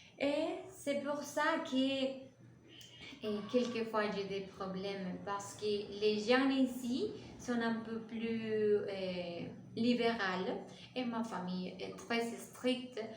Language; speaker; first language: French; non-native, learner; Spanish